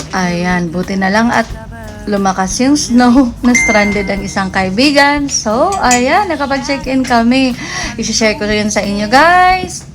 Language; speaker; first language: Filipino; native; Filipino